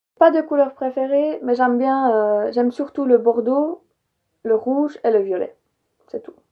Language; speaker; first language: French; early bilingual, other home language; Polish